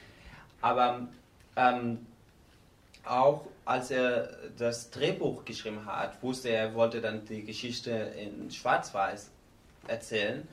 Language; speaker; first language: German; non-native, learner; Spanish